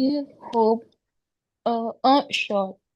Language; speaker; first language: French; non-native, learner; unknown